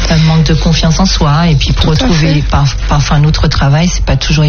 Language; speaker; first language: French; native; French